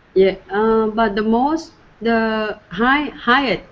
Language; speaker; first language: English; non-native, learner; Thai